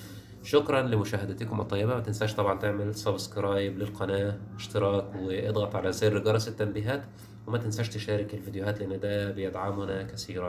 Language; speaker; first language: Arabic; native; Arabic